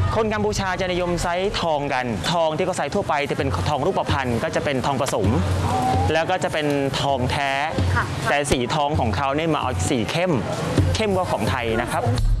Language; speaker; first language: Thai; non-native, fluent; Khmer